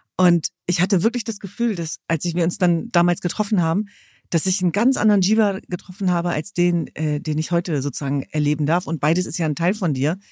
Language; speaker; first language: German; early bilingual, other home language; Kurdish